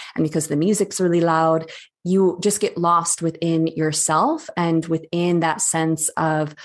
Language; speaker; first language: English; native; English